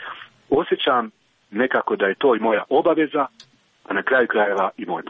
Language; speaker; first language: Croatian; native; Croatian